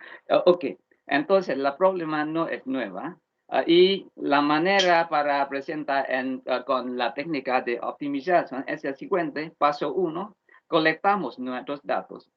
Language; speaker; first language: Spanish; non-native, learner; Vietnamese